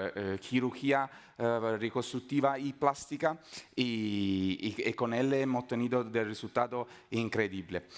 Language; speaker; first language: Spanish; non-native, fluent; Italian